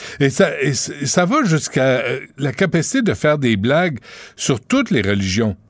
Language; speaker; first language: French; native; French